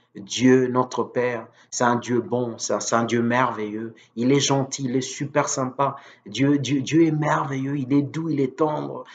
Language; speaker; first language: French; non-native, local second language; Lingala